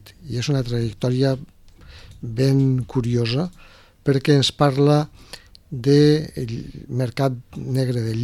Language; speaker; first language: Catalan; native; Catalan